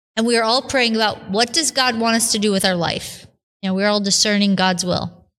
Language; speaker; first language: English; native; English